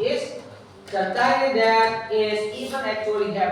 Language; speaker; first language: English; non-native, learner; Indonesian